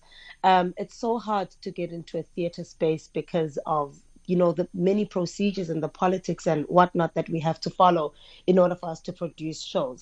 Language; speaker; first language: English; non-native, local second language; Xhosa